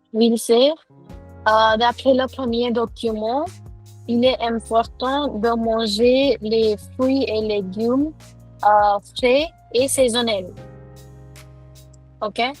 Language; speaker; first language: French; non-native, fluent; Hindi